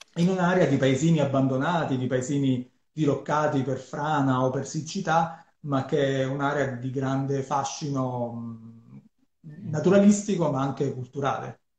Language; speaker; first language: Italian; native; Italian